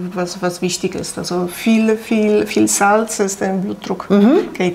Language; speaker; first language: German; non-native, fluent; Polish